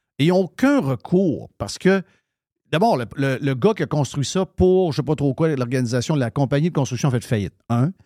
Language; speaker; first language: French; native; French